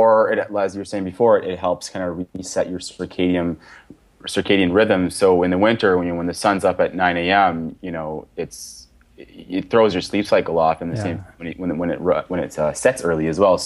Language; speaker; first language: English; native; English